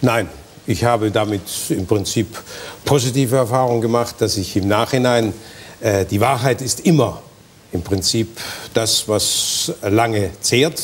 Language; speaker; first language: German; native; German